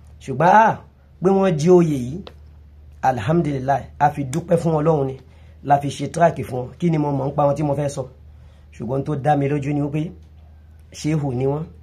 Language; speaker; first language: Yoruba; non-native, local second language; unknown